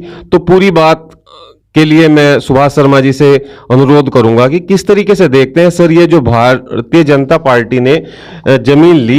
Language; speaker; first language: Hindi; native; Hindi